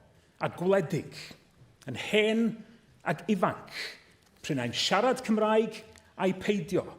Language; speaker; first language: Welsh; native; Welsh